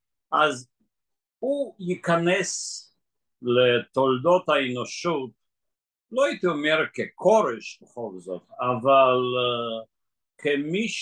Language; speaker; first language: Hebrew; non-native, fluent; Russian